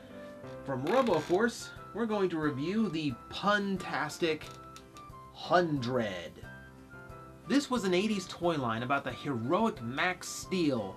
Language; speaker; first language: English; native; English